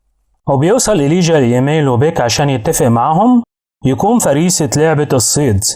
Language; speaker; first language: Arabic; native; Arabic